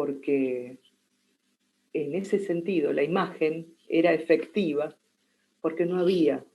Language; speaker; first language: Spanish; native; Spanish